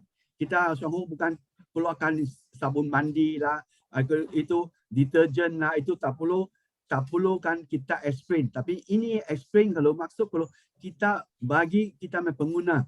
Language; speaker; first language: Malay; non-native, local second language; Min Nan Chinese